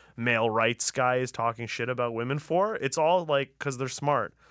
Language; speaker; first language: English; early bilingual, other home language; Persian